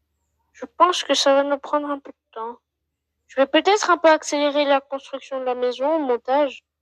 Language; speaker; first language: French; native; French